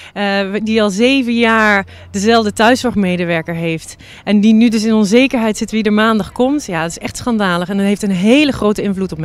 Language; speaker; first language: Dutch; native; Dutch